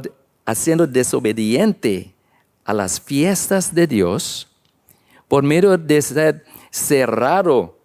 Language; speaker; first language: Spanish; non-native, learner; English